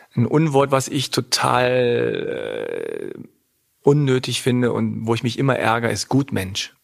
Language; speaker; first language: German; native; German